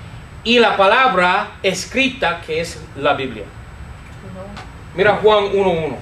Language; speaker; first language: Spanish; non-native, fluent; English